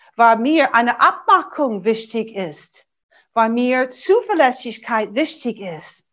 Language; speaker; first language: German; non-native, fluent; English